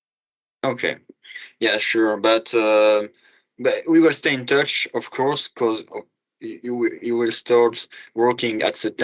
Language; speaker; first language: English; non-native, fluent; French